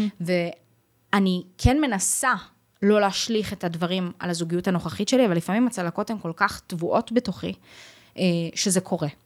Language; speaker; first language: Hebrew; native; Hebrew